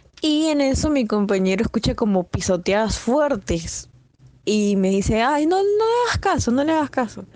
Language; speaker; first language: Spanish; native; Spanish